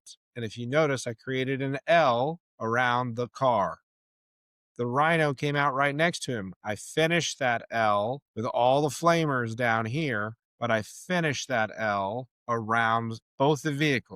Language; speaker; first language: English; native; English